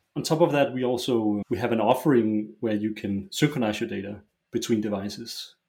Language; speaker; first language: English; non-native, fluent; Danish